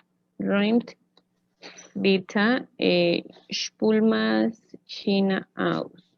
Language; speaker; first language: German; non-native, learner; Spanish